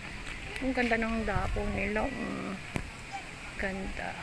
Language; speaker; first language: Filipino; native; Filipino